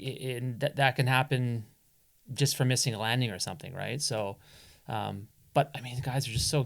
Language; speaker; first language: English; native; English